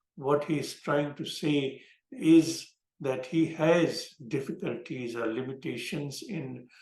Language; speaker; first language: English; non-native, local second language; Hindi